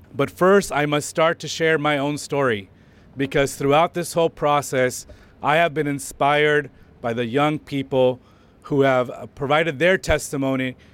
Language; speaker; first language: English; early bilingual, other home language; Spanish